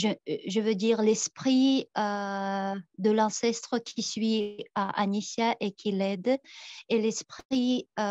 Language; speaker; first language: French; non-native, fluent; Tuvinian